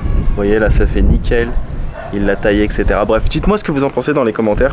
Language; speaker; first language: French; native; French